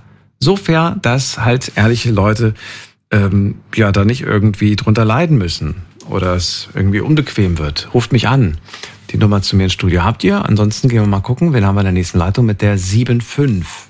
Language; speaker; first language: German; native; German